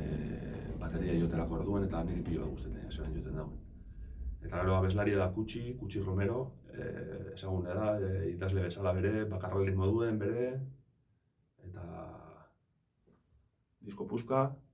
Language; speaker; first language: Basque; native; Basque